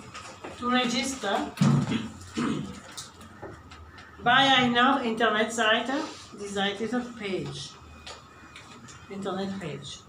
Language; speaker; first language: German; non-native, fluent; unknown